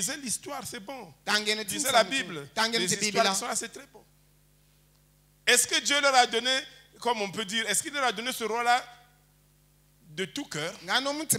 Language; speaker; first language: French; native; French